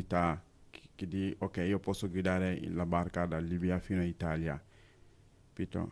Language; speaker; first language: Italian; non-native, learner; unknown